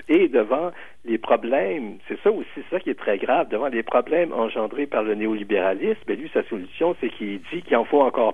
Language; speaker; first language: French; native; French